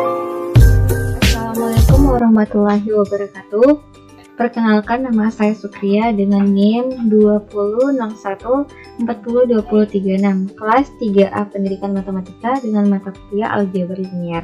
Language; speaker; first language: Indonesian; native; Indonesian